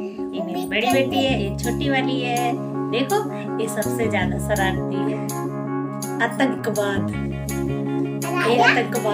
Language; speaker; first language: Hindi; native; Hindi